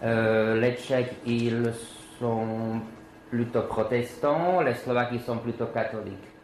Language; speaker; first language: French; non-native, fluent; Slovak